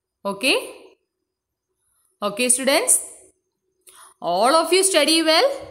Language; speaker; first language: English; non-native, local second language; Malayalam